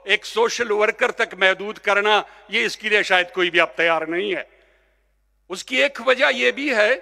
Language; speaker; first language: Urdu; non-native, local second language; Pashto